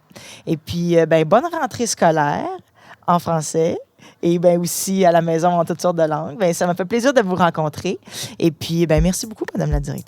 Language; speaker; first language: French; native; French